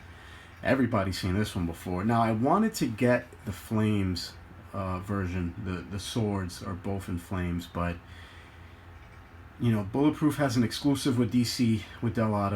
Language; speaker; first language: English; native; English